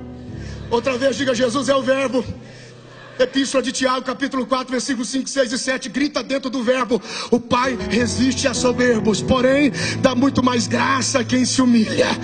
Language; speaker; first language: Portuguese; native; Portuguese